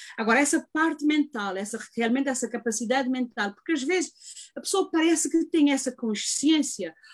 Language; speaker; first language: Portuguese; native; Portuguese